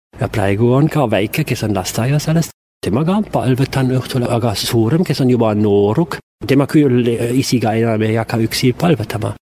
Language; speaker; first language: Estonian; non-native, fluent; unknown